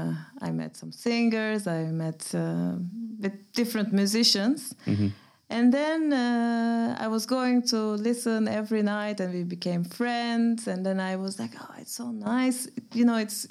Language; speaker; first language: English; non-native, fluent; Turkish